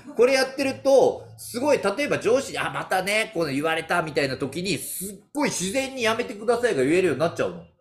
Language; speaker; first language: Japanese; native; Japanese